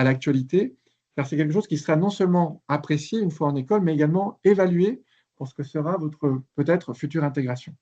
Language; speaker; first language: French; native; French